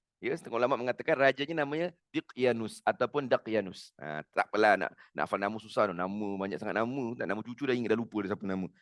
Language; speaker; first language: Malay; native; Malay